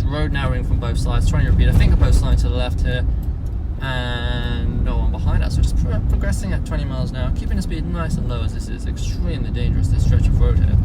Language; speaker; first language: English; native; English